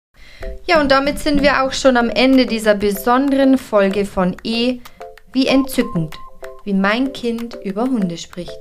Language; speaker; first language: German; native; German